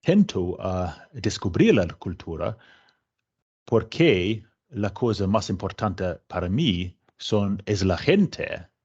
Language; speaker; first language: Spanish; non-native, fluent; English